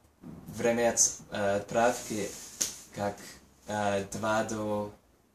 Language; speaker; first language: Russian; non-native, learner; Chinese